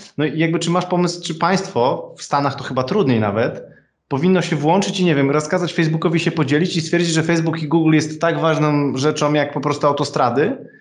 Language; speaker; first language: Polish; native; Polish